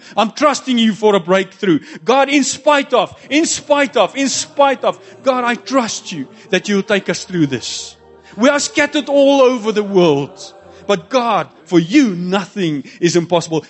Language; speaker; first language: English; non-native, local second language; Afrikaans